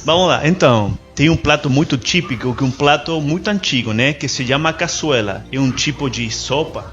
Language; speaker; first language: Portuguese; non-native, learner; Spanish